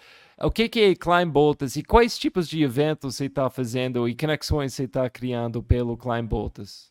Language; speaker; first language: Portuguese; non-native, fluent; English